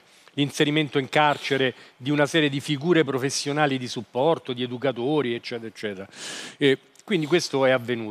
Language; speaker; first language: Italian; native; Italian